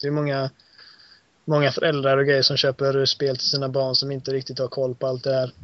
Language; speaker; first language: Swedish; native; Swedish